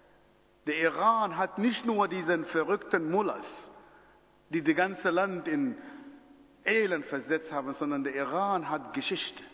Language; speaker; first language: German; non-native, fluent; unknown